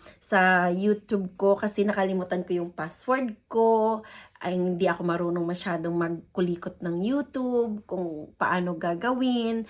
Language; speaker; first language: Filipino; non-native, local second language; Hiligaynon